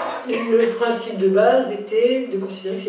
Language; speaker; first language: French; native; French